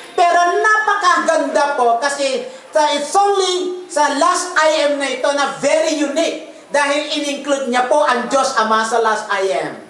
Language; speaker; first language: Filipino; non-native, local second language; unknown